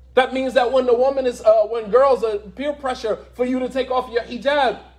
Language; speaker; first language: English; native; English